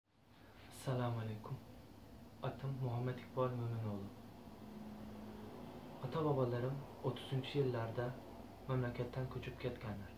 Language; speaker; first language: Turkish; non-native, learner; Uzbek